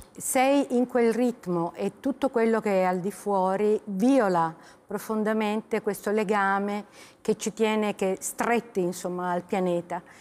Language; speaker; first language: Italian; native; Italian